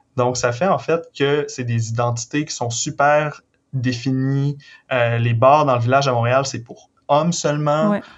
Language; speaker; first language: French; native; French